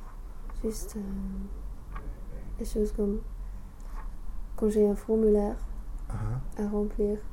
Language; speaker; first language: French; non-native, fluent; English